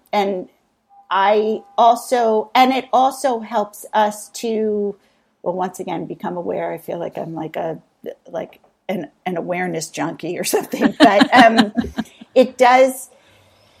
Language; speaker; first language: English; native; English